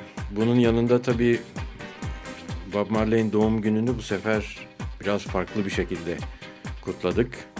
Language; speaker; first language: Turkish; native; Turkish